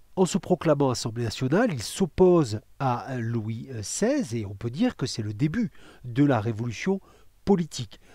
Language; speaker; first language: French; native; French